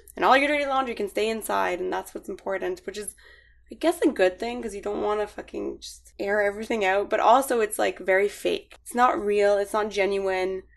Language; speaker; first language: English; early bilingual, other home language; Arabic